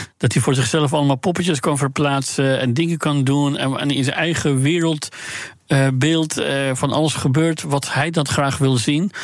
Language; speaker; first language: Dutch; non-native, fluent; Persian